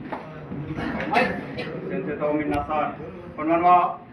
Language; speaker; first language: Japanese; non-native, learner; Nepali